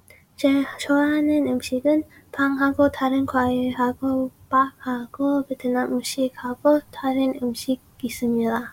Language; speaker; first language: Korean; non-native, learner; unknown